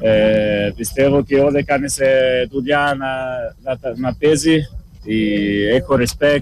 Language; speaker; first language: Greek; non-native, learner; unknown